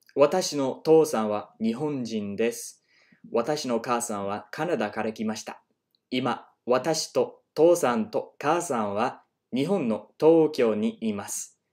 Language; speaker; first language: Japanese; non-native, learner; English